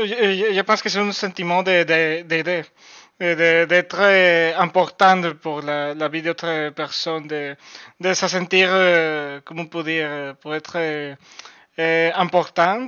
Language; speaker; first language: French; non-native, learner; Spanish